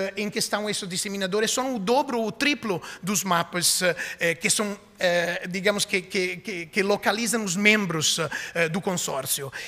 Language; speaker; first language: Portuguese; non-native, fluent; Italian